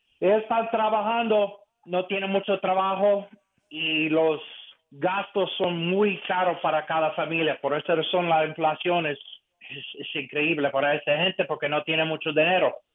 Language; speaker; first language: Spanish; early bilingual, heritage; English